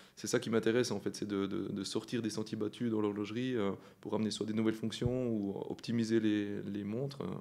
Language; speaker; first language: French; native; French